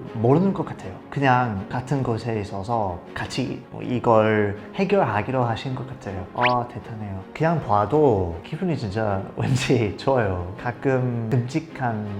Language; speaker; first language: Korean; non-native, fluent; English